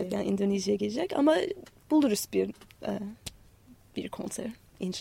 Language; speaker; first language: Turkish; non-native, learner; English